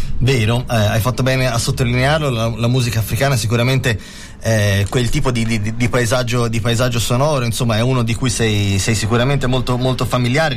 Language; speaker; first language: Italian; native; Italian